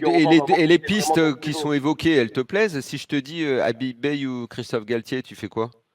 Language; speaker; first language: French; native; French